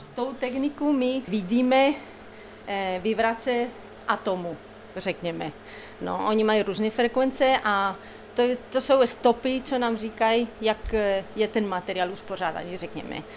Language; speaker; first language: Czech; non-native, fluent; Spanish